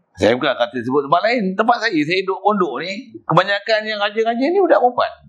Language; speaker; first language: Malay; native; Malay